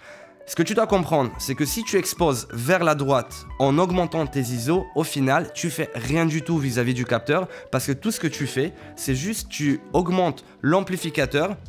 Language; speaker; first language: French; native; French